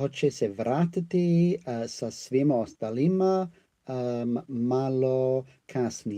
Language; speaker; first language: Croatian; non-native, learner; English